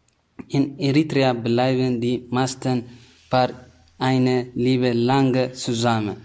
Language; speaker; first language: German; non-native, learner; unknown